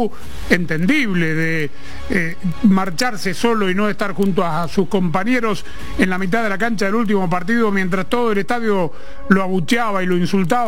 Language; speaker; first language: Spanish; native; Spanish